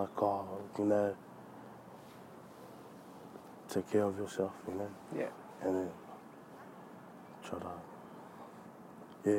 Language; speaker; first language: English; native; English